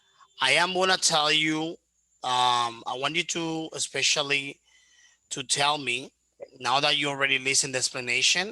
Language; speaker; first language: English; non-native, local second language; Filipino